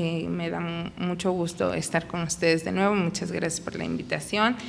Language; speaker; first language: Spanish; non-native, local second language; Nahuatl languages